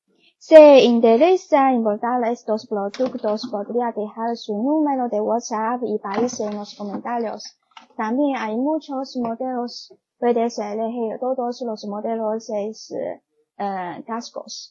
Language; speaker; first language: Spanish; non-native, learner; Chinese